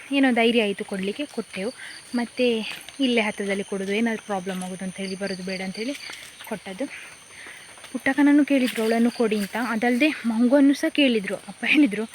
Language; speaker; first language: Kannada; non-native, local second language; Konkani